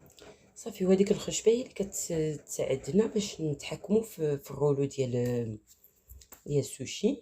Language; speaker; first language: Arabic; native; Arabic